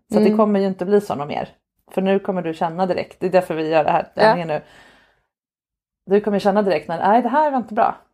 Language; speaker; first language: Swedish; native; Swedish